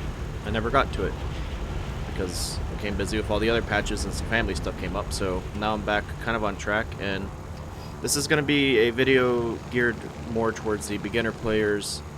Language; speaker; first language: English; native; English